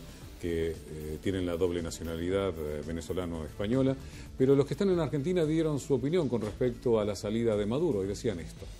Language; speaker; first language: Spanish; native; Spanish